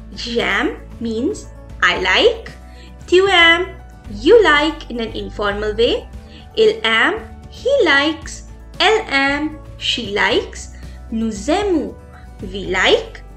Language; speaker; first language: English; non-native, local second language; Hindi